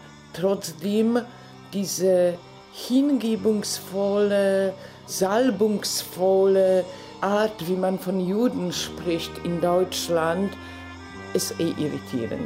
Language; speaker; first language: German; non-native, fluent; Polish